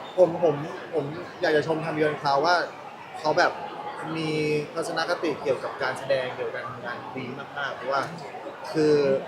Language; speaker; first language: Thai; native; Thai